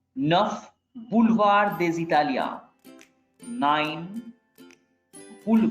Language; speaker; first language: French; non-native, fluent; Bangla